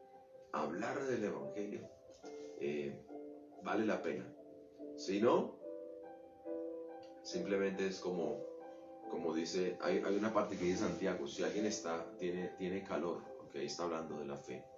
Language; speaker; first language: Spanish; native; Spanish